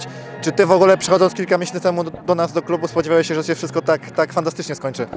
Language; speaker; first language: Polish; native; Polish